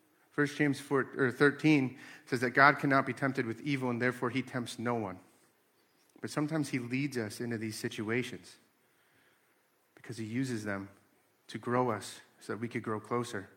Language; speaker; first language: English; native; English